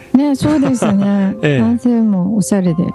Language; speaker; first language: Japanese; native; Japanese